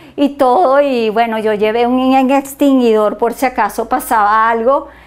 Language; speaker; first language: Spanish; native; Spanish